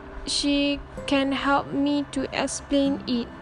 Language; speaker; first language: English; non-native, learner; Malay